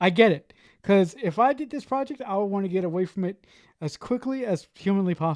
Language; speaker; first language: English; native; English